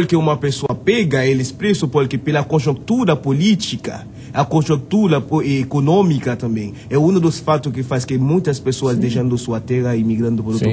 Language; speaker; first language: Portuguese; non-native, fluent; Haitian Creole